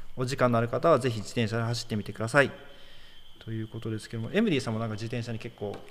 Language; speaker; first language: Japanese; native; Japanese